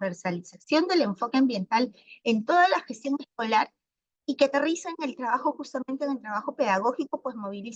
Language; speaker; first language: Spanish; native; Spanish